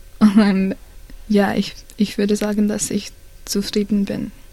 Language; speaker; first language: German; non-native, learner; Sinhala